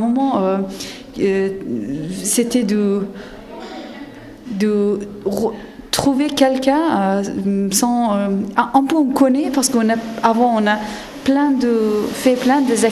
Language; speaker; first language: French; non-native, learner; Persian